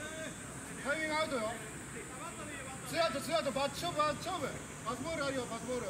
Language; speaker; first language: Japanese; native; Japanese